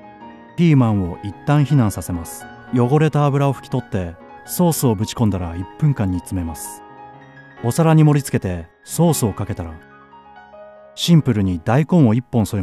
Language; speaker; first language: Japanese; native; Japanese